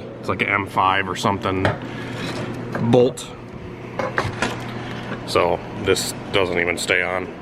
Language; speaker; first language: English; native; English